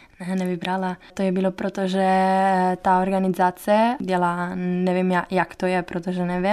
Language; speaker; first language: Czech; non-native, learner; Italian